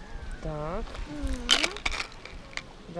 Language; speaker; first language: Russian; native; Russian